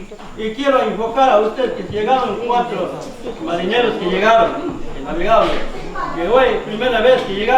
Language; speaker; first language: Spanish; non-native, local second language; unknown